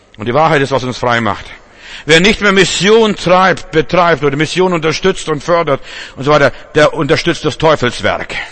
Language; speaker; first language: German; non-native, fluent; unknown